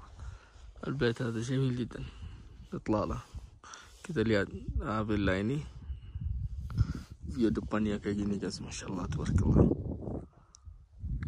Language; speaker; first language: Indonesian; non-native, fluent; Arabic